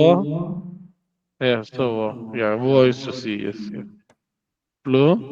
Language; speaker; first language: English; non-native, local second language; Hindi